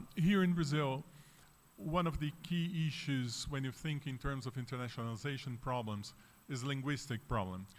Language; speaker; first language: English; non-native, fluent; Portuguese